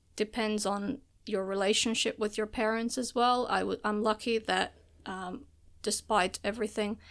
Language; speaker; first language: English; non-native, fluent; Albanian